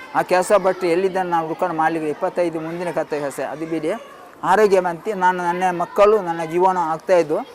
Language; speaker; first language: Kannada; non-native, local second language; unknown